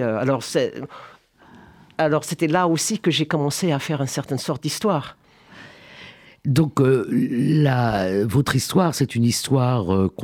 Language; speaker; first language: French; non-native, fluent; English